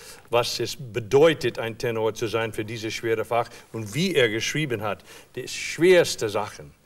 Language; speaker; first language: German; non-native, fluent; English